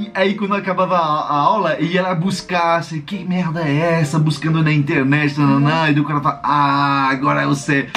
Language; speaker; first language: Portuguese; non-native, fluent; French